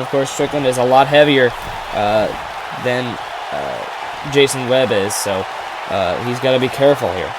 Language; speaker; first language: English; native; English